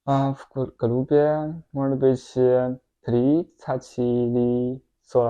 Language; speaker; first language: Russian; non-native, learner; Chinese